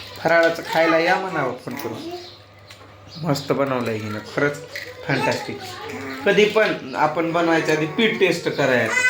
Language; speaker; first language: Marathi; native; Marathi